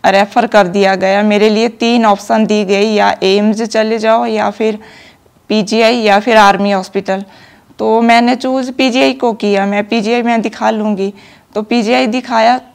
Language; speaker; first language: Hindi; native; Hindi